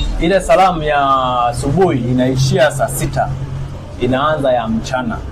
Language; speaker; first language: Swahili; non-native, local second language; Sukuma